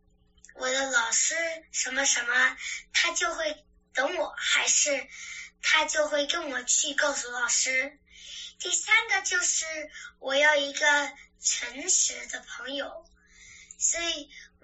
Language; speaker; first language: Chinese; early bilingual, heritage; English